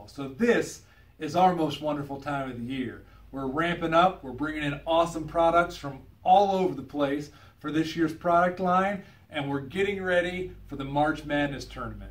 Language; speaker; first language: English; native; English